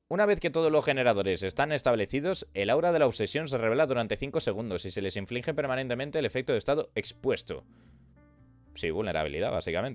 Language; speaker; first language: Spanish; native; Spanish